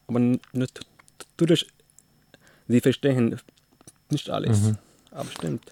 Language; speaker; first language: German; non-native, learner; Arabic